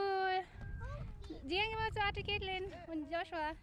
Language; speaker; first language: German; non-native, learner; Filipino